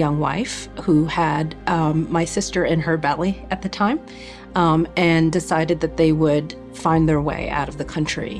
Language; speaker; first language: English; native; English